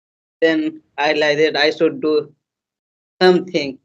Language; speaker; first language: English; non-native, learner; Hindi